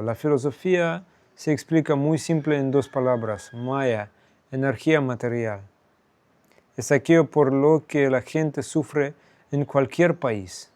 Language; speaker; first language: Spanish; non-native, fluent; Russian